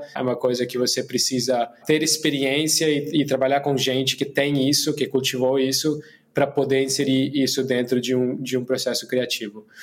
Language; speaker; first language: Portuguese; non-native, fluent; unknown